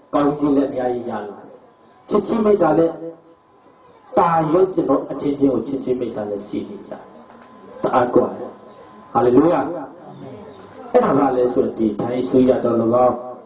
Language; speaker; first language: Burmese; non-native, local second language; Hakha Chin